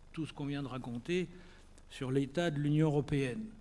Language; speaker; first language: French; native; French